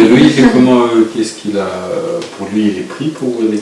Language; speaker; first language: French; non-native, fluent; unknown